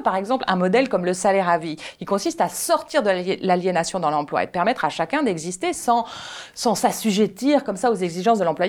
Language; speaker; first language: French; native; French